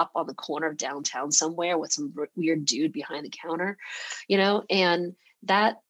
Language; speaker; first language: English; early bilingual, other home language; Chinese